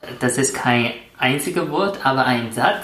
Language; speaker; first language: German; non-native, fluent; Chinese